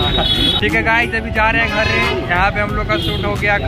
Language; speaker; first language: Hindi; native; Hindi